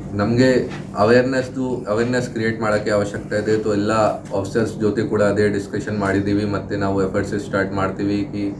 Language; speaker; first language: Kannada; non-native, local second language; Hindi